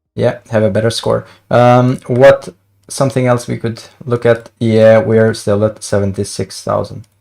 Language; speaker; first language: English; non-native, fluent; Albanian